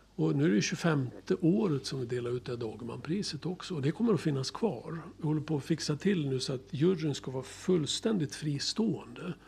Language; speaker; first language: Swedish; native; Swedish